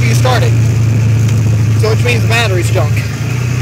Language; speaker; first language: English; native; English